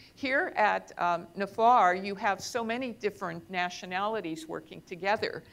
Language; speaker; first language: English; native; English